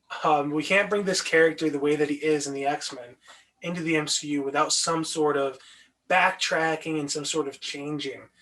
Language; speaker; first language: English; native; English